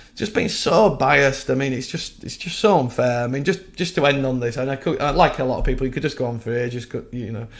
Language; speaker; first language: English; native; English